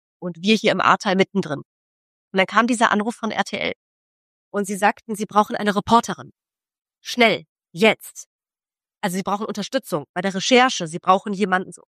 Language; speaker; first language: German; early bilingual, other home language; Polish